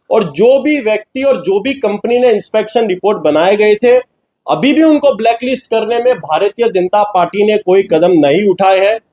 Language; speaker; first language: Hindi; non-native, local second language; Gujarati